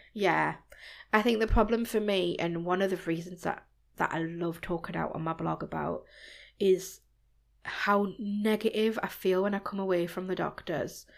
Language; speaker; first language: English; native; English